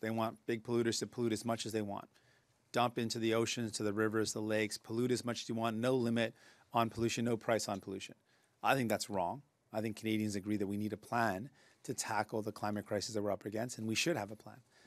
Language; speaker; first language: English; native; English